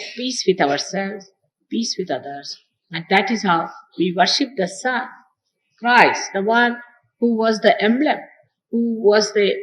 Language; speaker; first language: English; non-native, local second language; Marathi